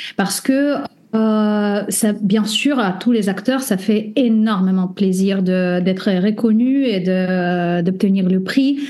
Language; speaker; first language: French; non-native, fluent; Russian